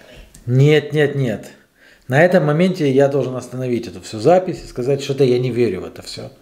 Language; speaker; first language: Russian; native; Russian